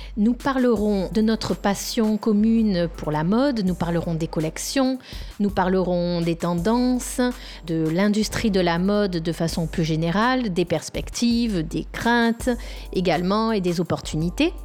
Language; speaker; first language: French; native; French